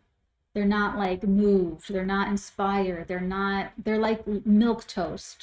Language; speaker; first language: English; native; English